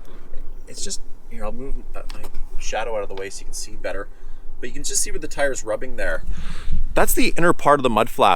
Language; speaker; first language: English; native; English